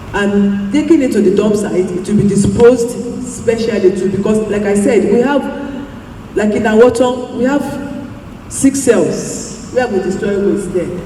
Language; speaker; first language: English; non-native, local second language; Yoruba